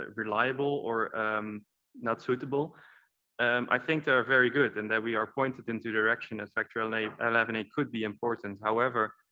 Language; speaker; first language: English; non-native, fluent; Dutch